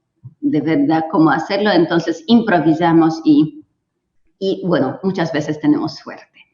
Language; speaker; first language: Spanish; non-native, fluent; Polish